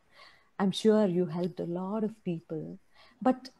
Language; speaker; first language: Telugu; native; Telugu